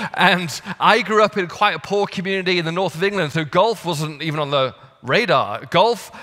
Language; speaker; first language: English; native; English